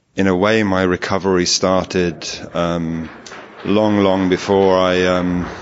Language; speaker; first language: English; native; English